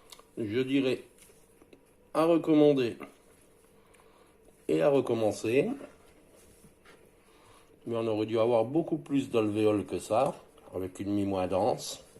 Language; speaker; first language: French; native; French